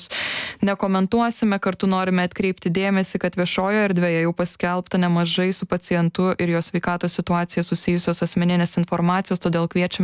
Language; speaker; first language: Lithuanian; native; Lithuanian